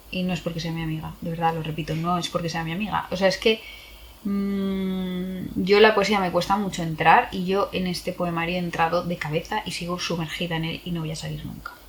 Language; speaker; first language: Spanish; native; Spanish